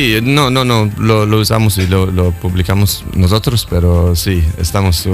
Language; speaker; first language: Spanish; non-native, fluent; English